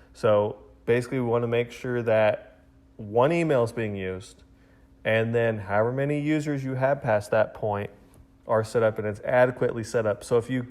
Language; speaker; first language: English; native; English